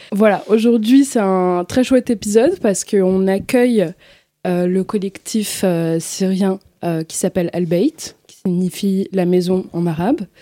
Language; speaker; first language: French; native; French